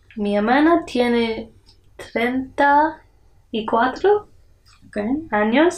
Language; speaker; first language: Spanish; non-native, learner; English